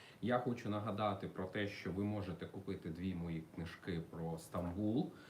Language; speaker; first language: Ukrainian; non-native, local second language; Russian